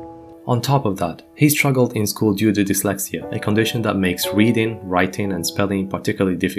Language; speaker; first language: English; native; English